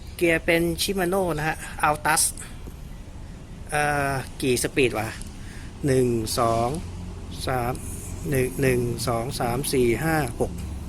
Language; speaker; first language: Thai; native; Thai